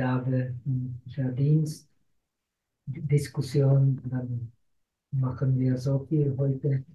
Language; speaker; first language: German; non-native, fluent; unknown